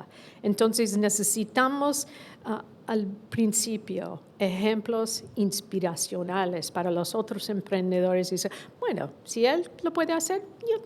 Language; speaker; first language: Spanish; non-native, fluent; English